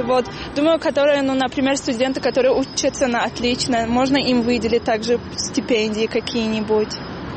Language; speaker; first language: Russian; non-native, local second language; Tajik